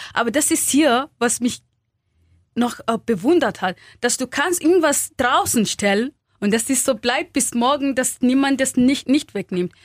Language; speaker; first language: German; non-native, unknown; Swahili